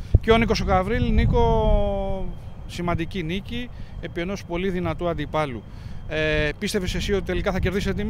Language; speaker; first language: Greek; native; Greek